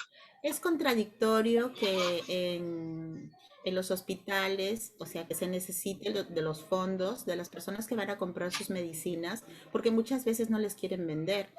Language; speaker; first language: Spanish; native; Spanish